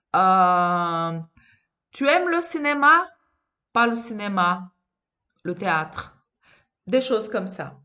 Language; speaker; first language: French; non-native, fluent; Portuguese